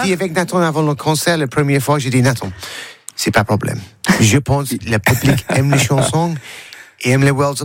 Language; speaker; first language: French; non-native, learner; English